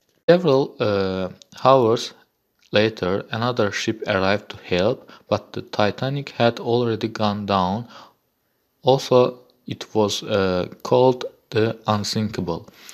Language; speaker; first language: English; non-native, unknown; Azerbaijani